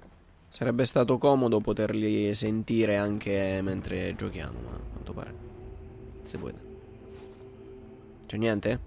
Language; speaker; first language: Italian; native; Italian